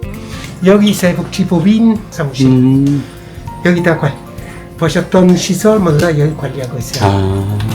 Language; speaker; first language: Korean; non-native, fluent; Italian